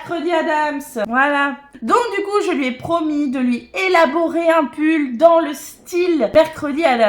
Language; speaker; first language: French; native; French